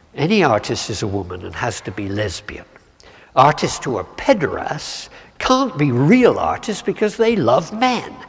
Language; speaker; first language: English; native; English